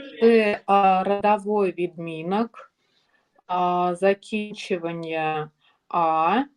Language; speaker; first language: Ukrainian; non-native, learner; Russian